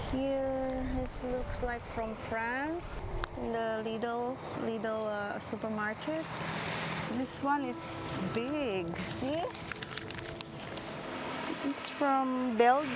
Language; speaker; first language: English; non-native, fluent; Indonesian